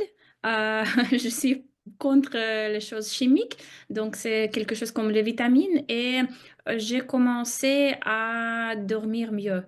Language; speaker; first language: French; non-native, fluent; Russian